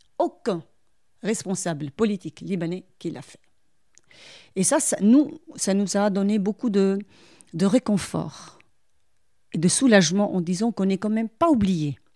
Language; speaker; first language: French; non-native, local second language; Arabic